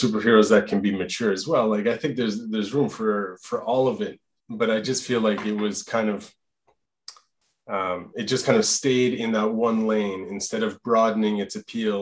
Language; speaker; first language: English; non-native, fluent; French